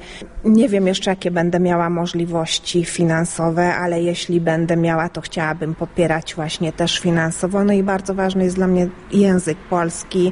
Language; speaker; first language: Polish; early bilingual, heritage; Polish